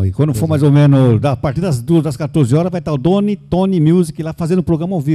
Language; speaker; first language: Portuguese; native; Portuguese